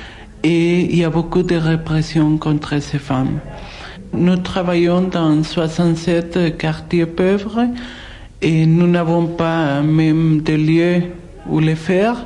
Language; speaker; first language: French; non-native, fluent; Spanish